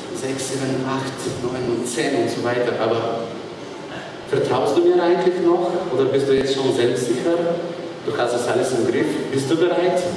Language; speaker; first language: German; non-native, fluent; Bulgarian